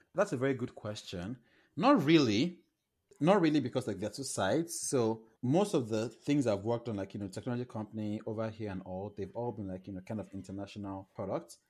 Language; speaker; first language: English; non-native, local second language; Yoruba